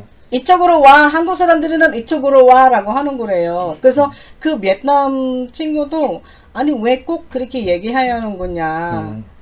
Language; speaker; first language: Korean; non-native, learner; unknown